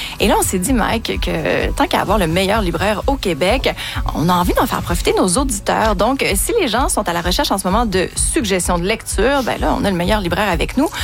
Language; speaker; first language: French; native; French